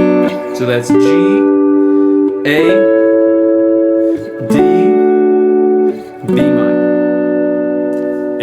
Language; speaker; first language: English; native; English